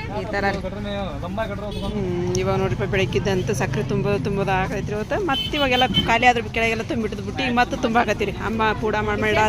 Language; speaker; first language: Kannada; non-native, local second language; Urdu